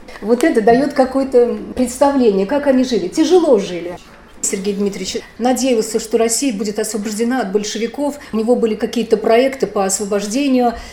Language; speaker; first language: Russian; native; Russian